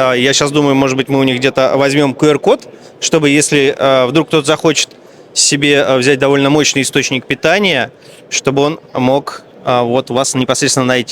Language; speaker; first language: Russian; native; Russian